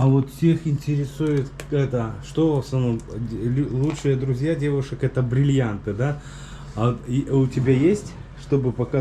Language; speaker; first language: Russian; native; Russian